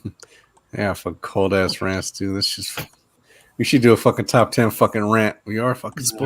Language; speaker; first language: English; native; English